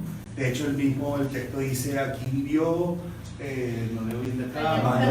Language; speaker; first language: Spanish; native; Spanish